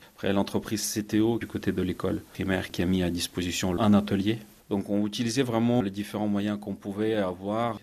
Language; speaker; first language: French; non-native, fluent; Ukrainian